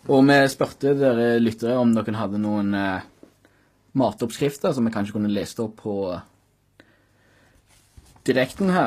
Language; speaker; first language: Norwegian; native; Norwegian